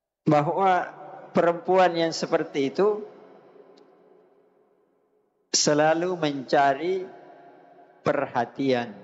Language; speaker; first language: Indonesian; native; Indonesian